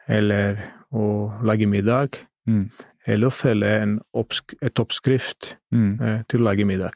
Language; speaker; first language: Norwegian; non-native, fluent; Greek